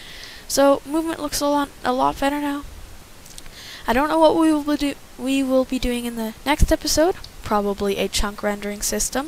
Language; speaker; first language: English; native; English